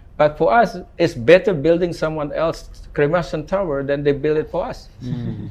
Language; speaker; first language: English; non-native, fluent; Indonesian